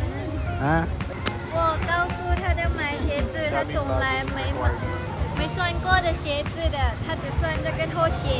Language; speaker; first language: Chinese; non-native, learner; Lao